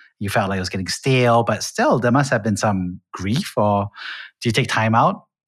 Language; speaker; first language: English; native; English